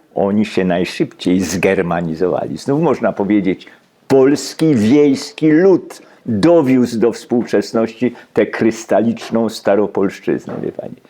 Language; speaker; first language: Polish; native; Polish